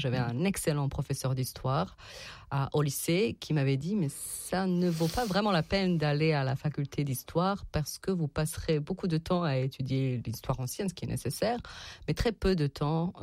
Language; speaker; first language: French; non-native, fluent; Serbian